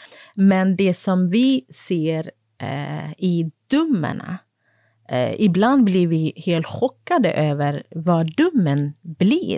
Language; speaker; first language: Swedish; non-native, fluent; Kurdish